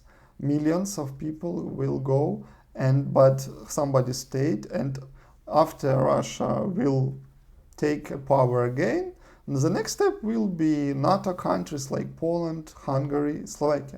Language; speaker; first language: English; non-native, learner; Russian